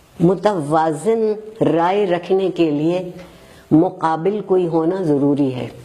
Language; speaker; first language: Urdu; native; Urdu